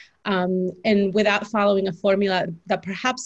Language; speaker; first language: English; non-native, fluent; Spanish